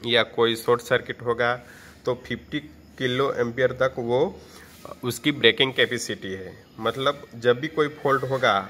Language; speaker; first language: Hindi; non-native, local second language; Gujarati